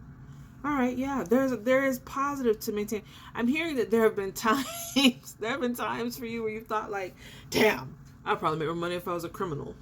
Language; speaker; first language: English; native; English